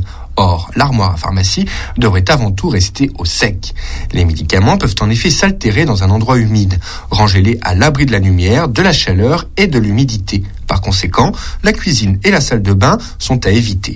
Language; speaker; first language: French; native; French